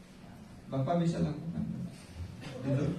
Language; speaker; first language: Indonesian; non-native, fluent; Bangla